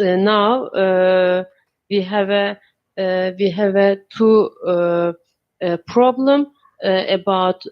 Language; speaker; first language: English; non-native, learner; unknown